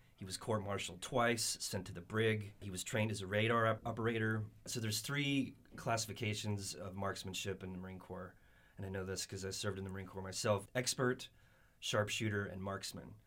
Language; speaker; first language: English; native; English